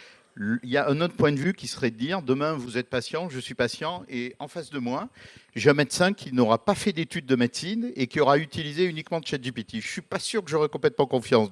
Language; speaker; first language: French; native; French